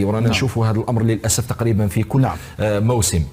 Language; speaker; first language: Arabic; native; Arabic